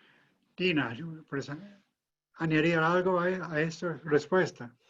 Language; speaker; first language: Spanish; non-native, fluent; English